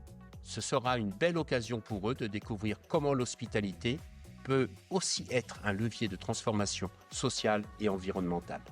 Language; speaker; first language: French; native; French